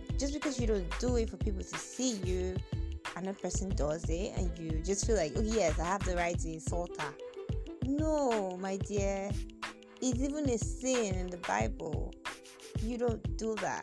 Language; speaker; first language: English; non-native, local second language; Yoruba